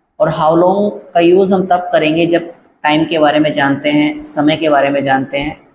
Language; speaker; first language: Hindi; native; Hindi